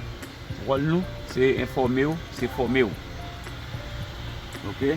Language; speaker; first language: French; non-native, learner; Haitian Creole